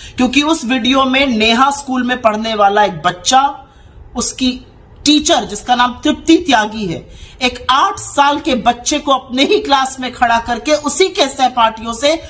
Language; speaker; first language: Hindi; native; Hindi